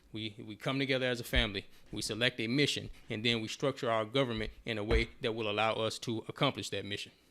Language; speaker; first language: English; native; English